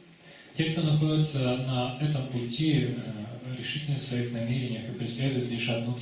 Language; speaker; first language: Russian; native; Russian